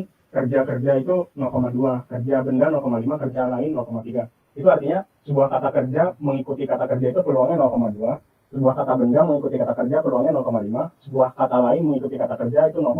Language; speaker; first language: Indonesian; native; Indonesian